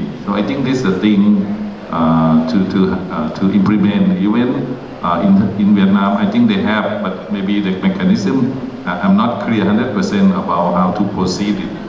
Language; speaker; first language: English; non-native, learner; Thai